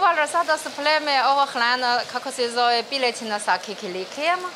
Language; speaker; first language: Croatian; non-native, learner; Chinese